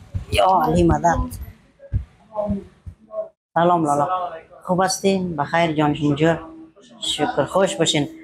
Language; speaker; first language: Persian; non-native, local second language; Hazaragi